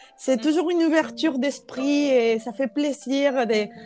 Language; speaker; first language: French; non-native, fluent; Spanish